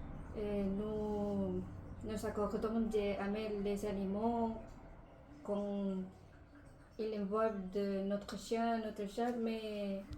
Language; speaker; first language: French; non-native, learner; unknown